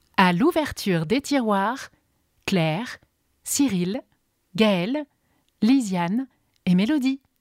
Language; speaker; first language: French; native; French